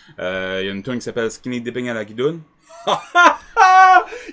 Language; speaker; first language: French; native; French